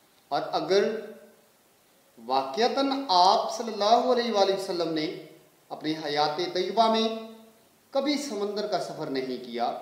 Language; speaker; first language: Urdu; native; Urdu